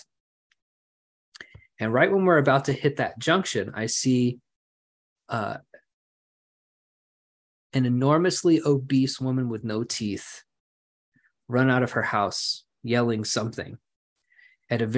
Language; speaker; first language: English; native; English